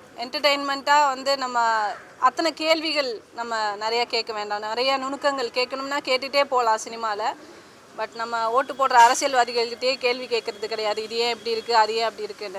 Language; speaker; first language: Tamil; native; Tamil